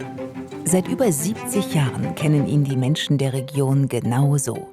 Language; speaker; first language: German; native; German